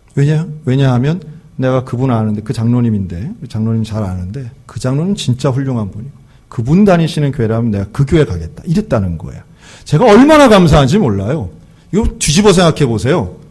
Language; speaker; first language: Korean; native; Korean